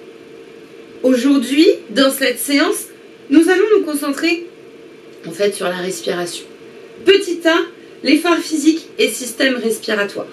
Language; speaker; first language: French; native; French